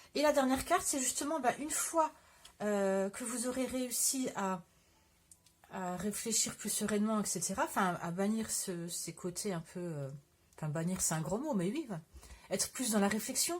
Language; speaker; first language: French; native; French